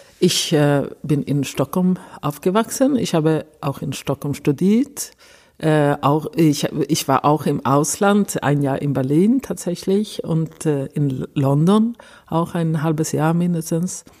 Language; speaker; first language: German; non-native, fluent; Swedish